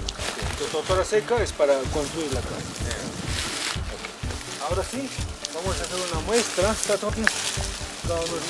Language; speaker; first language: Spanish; non-native, local second language; Aymara